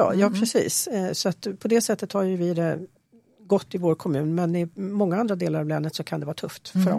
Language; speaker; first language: Swedish; native; Swedish